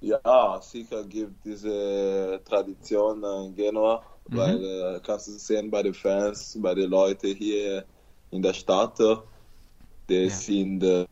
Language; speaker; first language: German; non-native, learner; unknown